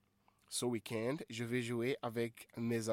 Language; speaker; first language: French; non-native, fluent; Igbo